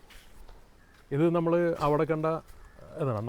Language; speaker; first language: Malayalam; native; Malayalam